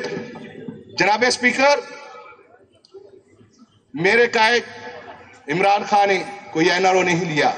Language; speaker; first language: Urdu; non-native, local second language; Punjabi